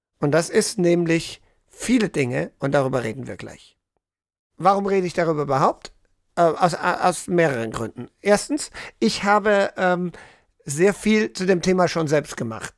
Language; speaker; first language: German; native; German